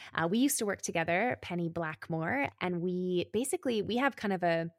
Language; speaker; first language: English; native; English